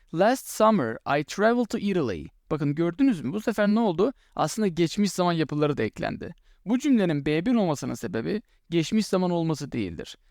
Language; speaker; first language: Turkish; native; Turkish